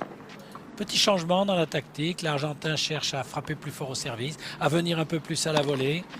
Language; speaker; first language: French; native; French